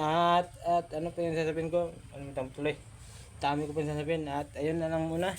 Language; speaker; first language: Filipino; non-native, local second language; Cebuano